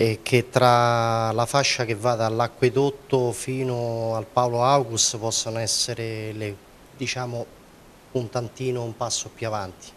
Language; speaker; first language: Italian; native; Italian